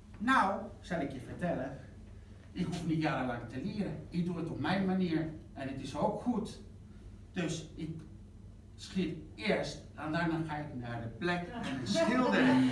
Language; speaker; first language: Dutch; non-native, fluent; Spanish